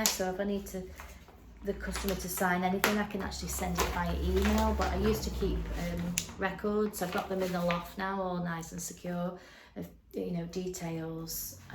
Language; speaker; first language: English; native; English